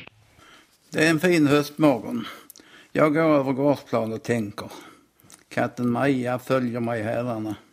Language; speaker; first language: Swedish; native; Swedish